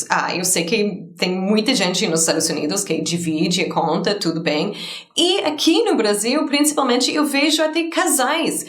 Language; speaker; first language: Portuguese; non-native, fluent; English